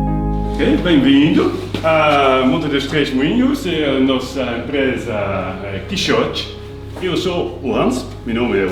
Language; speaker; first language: Portuguese; non-native, learner; Dutch